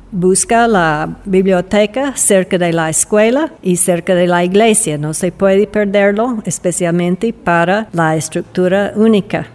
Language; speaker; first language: Spanish; non-native, fluent; English